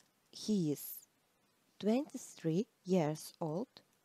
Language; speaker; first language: English; non-native, fluent; Russian